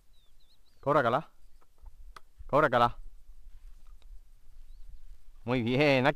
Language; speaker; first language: Spanish; native; Spanish